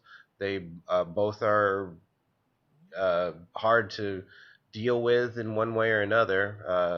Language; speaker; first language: English; native; English